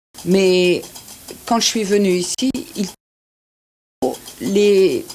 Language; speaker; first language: French; non-native, fluent; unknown